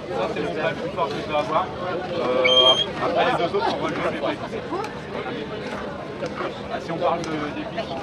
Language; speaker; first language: French; native; French